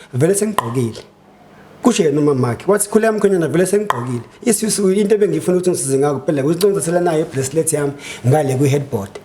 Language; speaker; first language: Zulu; native; Zulu